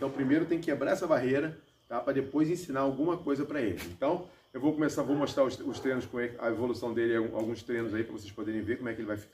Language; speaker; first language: Portuguese; native; Portuguese